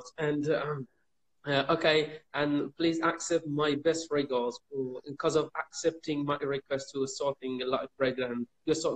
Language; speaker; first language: English; non-native, fluent; Persian